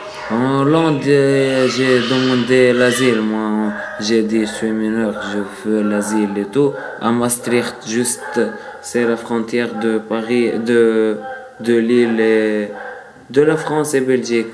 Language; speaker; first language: French; non-native, learner; Arabic